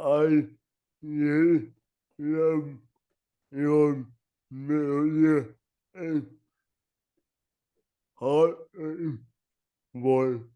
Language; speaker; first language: English; non-native, learner; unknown